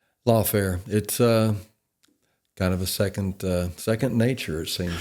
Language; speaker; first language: English; native; English